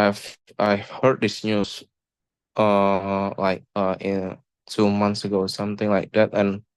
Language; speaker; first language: English; non-native, local second language; Indonesian